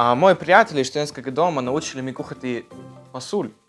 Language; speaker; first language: Slovenian; non-native, learner; Russian